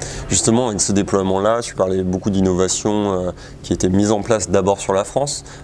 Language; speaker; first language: French; native; French